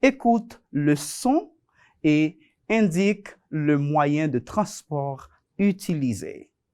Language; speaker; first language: French; non-native, fluent; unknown